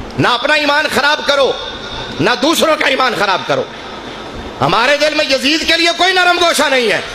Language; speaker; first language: Urdu; non-native, local second language; Punjabi